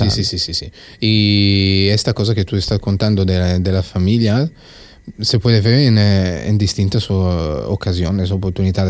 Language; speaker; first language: Spanish; non-native, fluent; Italian